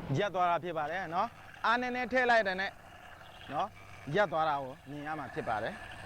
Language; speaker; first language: Burmese; native; Burmese